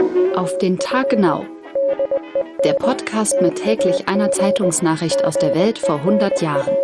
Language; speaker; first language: German; native; German